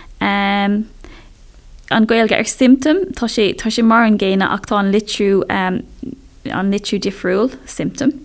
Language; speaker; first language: Irish; non-native, local second language; English